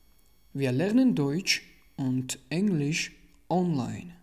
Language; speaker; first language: German; non-native, learner; Tajik